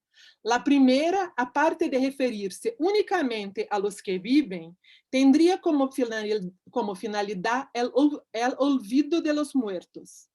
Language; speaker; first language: Spanish; non-native, learner; Portuguese